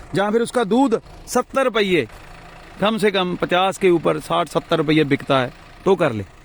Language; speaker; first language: Hindi; non-native, local second language; Punjabi